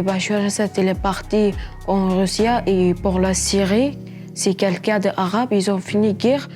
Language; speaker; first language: French; non-native, learner; Kurdish